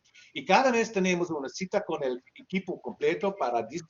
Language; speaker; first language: Spanish; non-native, learner; Dutch